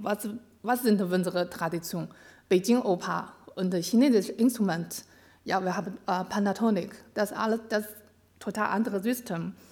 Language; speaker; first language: German; non-native, learner; Chinese